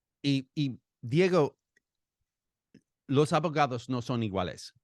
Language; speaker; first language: Spanish; non-native, fluent; English